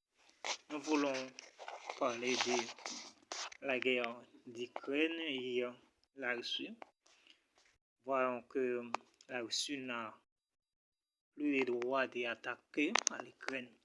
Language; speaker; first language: French; non-native, local second language; Haitian Creole